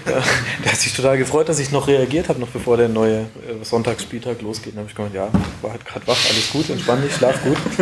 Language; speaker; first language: German; native; German